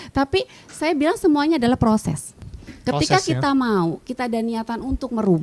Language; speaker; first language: Indonesian; native; Indonesian